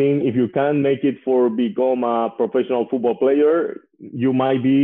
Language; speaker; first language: English; non-native, fluent; Spanish